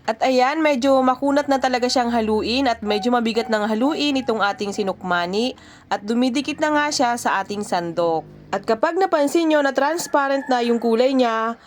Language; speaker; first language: Filipino; native; Filipino